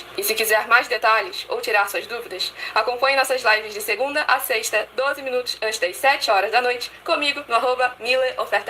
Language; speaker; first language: Portuguese; native; Portuguese